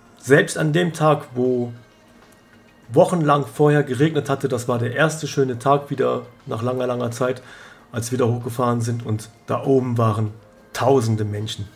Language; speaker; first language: German; native; German